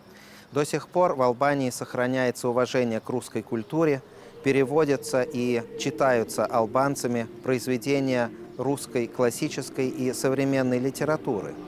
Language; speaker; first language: Russian; native; Russian